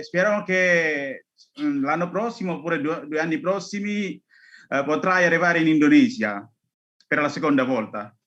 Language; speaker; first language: Italian; non-native, learner; Indonesian